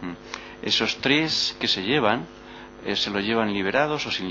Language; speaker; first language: Spanish; native; Spanish